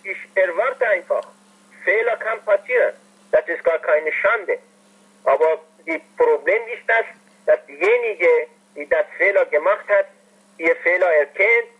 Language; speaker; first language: German; non-native, fluent; Persian